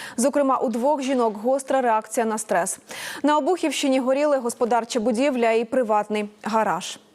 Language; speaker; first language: Ukrainian; native; Ukrainian